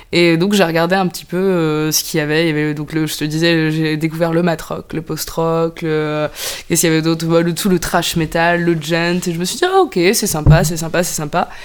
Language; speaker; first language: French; non-native, local second language; Arabic